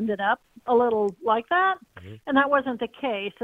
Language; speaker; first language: English; native; English